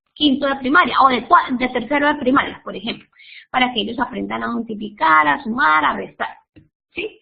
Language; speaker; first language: Spanish; native; Spanish